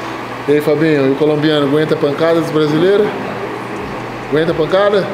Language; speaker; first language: Portuguese; native; Portuguese